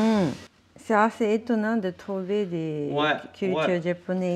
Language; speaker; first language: French; non-native, learner; Japanese